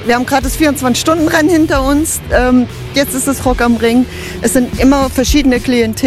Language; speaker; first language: German; native; German